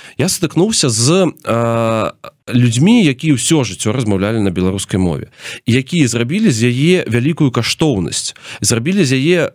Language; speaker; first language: Belarusian; non-native, local second language; Russian